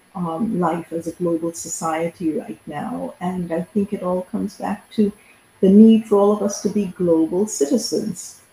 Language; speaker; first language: English; native; English